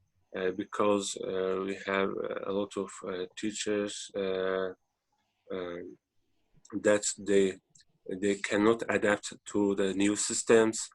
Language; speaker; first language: English; non-native, learner; Azerbaijani